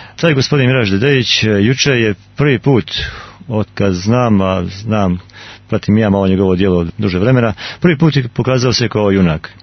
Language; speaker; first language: Serbian; native; Serbian